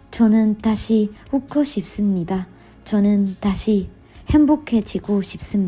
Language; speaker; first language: Korean; non-native, learner; Spanish